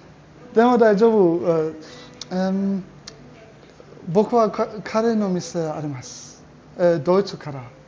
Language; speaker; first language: Japanese; non-native, learner; German